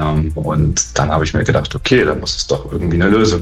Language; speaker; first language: German; native; German